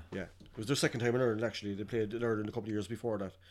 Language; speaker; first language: English; native; English